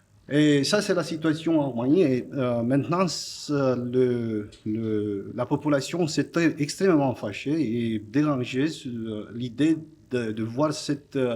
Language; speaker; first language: French; non-native, fluent; Romanian